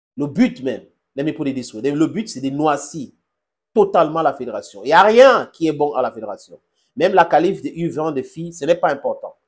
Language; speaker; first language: French; non-native, local second language; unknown